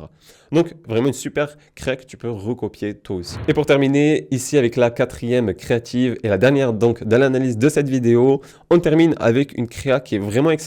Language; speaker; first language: French; native; French